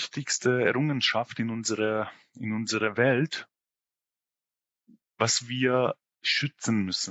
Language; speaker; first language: German; non-native, fluent; Hungarian